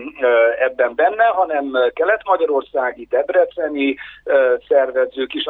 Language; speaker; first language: Hungarian; native; Hungarian